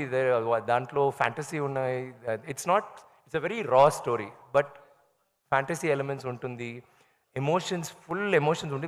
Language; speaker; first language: Telugu; non-native, learner; Tamil